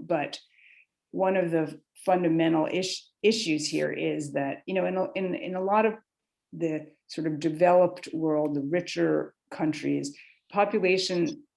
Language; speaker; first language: English; native; English